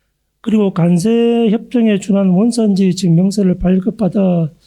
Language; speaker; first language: Korean; native; Korean